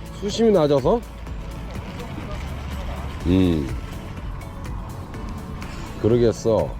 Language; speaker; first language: Korean; native; Korean